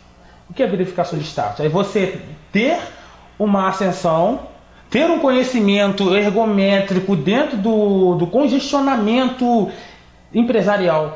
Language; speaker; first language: Portuguese; native; Portuguese